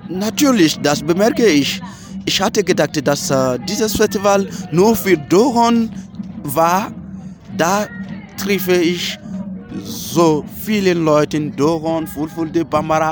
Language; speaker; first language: German; non-native, fluent; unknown